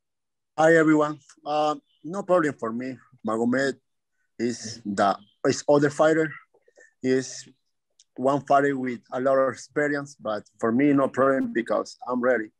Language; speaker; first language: English; non-native, learner; Spanish